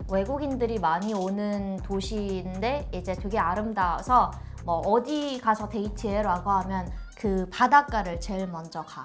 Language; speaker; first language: Korean; native; Korean